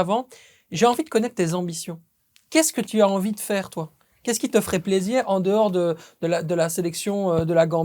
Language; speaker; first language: French; native; French